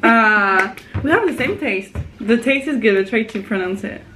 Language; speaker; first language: English; non-native, fluent; French